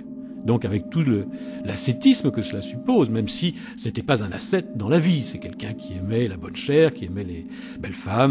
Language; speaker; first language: French; native; French